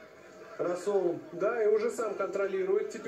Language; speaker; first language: Russian; native; Russian